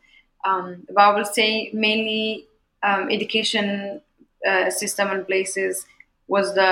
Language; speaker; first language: English; non-native, fluent; Arabic